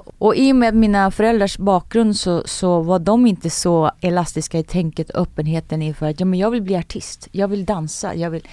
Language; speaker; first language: Swedish; native; Swedish